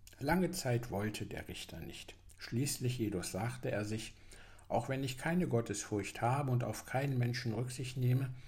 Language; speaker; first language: German; native; German